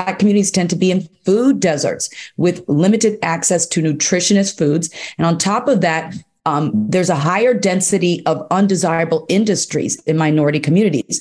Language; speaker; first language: English; native; English